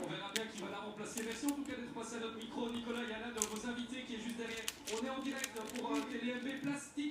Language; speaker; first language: French; native; French